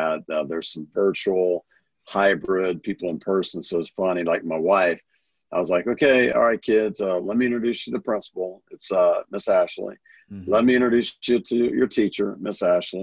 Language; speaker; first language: English; native; English